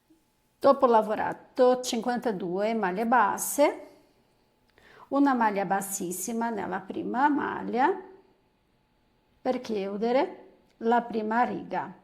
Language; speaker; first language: Italian; non-native, fluent; Portuguese